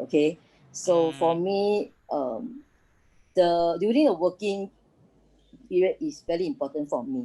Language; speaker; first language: English; non-native, learner; Chinese